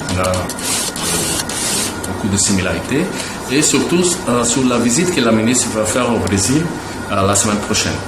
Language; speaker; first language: French; non-native, fluent; Portuguese